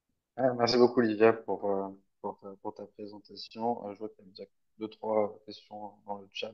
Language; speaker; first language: French; native; French